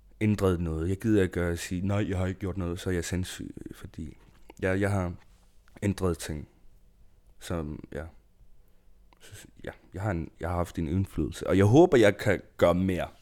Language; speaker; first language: Danish; non-native, local second language; Kalaallisut